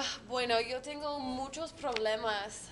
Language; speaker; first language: Spanish; non-native, learner; English